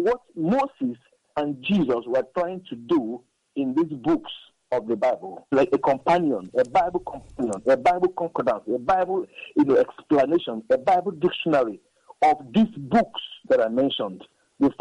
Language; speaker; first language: English; non-native, local second language; Igbo